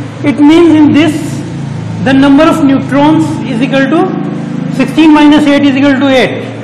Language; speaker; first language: English; non-native, local second language; Urdu